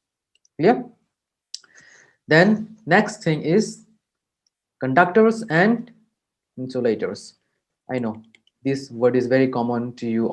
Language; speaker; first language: English; non-native, local second language; Hindi